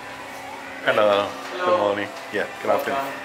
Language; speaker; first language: English; non-native, learner; Chinese